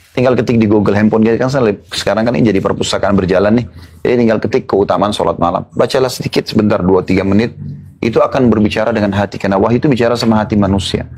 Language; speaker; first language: Indonesian; native; Indonesian